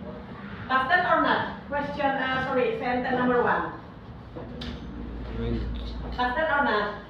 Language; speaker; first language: English; non-native, learner; Indonesian